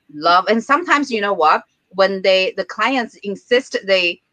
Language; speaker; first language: English; non-native, fluent; Chinese